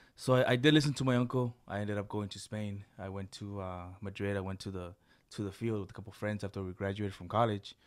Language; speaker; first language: English; early bilingual, other home language; Spanish